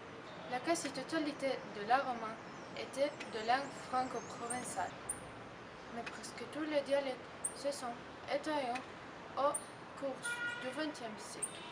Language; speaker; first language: French; non-native, learner; Spanish